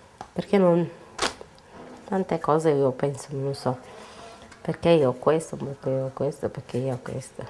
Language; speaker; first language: Italian; non-native, learner; Arabic